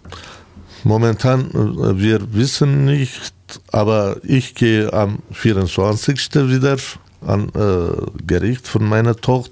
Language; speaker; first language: German; non-native, learner; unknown